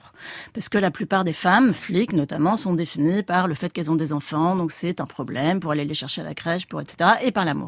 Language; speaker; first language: French; native; French